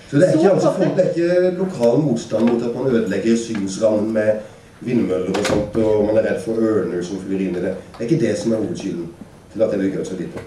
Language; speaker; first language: Norwegian; native; Norwegian